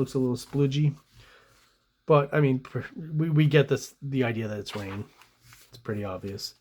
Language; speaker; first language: English; native; English